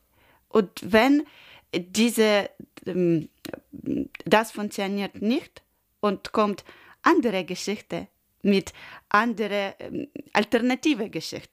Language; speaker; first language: German; non-native, learner; Ukrainian